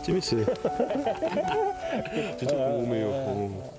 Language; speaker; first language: Korean; non-native, learner; French